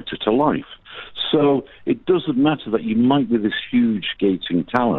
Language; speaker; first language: English; native; English